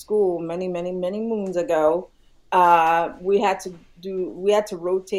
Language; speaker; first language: English; non-native, local second language; Yoruba